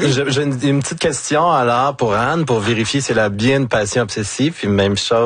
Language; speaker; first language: French; native; French